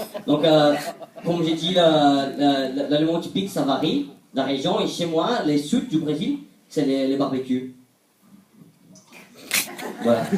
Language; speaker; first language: French; non-native, fluent; Portuguese